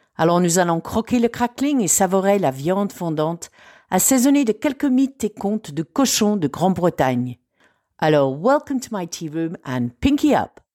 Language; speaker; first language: French; non-native, fluent; English